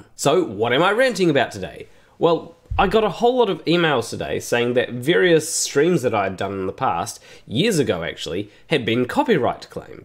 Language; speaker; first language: English; native; English